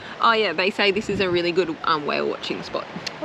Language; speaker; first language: English; native; English